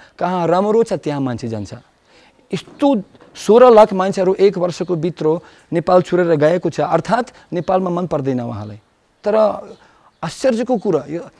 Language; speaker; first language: Nepali; non-native, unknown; Russian